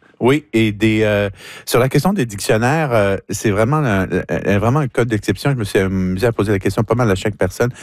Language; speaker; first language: French; native; French